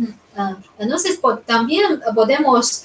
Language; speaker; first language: Spanish; non-native, fluent; Chinese